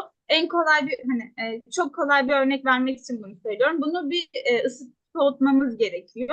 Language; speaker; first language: Turkish; native; Turkish